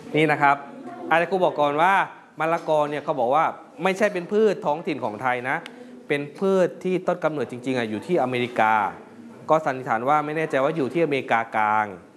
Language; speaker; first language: Thai; native; Thai